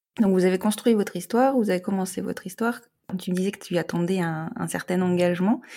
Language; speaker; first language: French; native; French